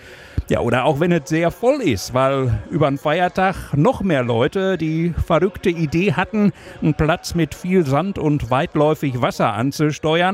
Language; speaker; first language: German; native; German